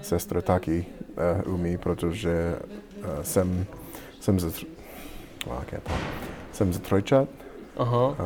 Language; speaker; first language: Czech; non-native, learner; English